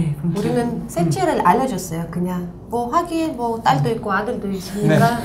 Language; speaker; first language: Korean; non-native, local second language; Uzbek